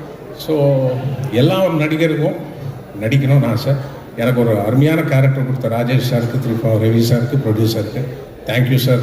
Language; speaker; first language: Tamil; non-native, fluent; Telugu